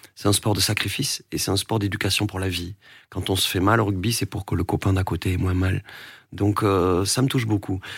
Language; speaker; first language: French; native; French